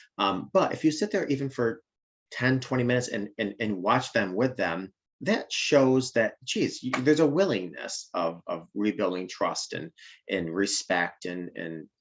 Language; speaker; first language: English; native; English